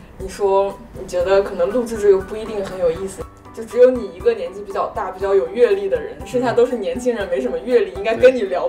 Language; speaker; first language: Chinese; native; Chinese